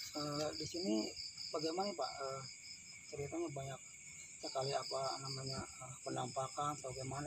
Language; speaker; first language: Indonesian; native; Indonesian